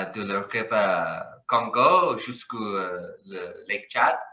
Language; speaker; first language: French; non-native, learner; English